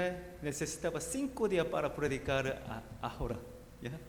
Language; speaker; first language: Spanish; non-native, learner; Korean